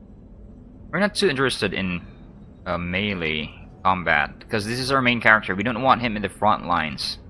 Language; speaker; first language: English; native; English